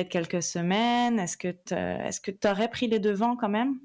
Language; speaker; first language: French; native; French